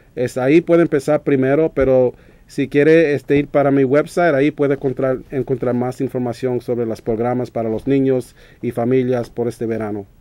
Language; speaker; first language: Spanish; early bilingual, other home language; English